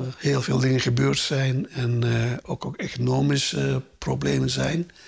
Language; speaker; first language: Dutch; early bilingual, other home language; Turkish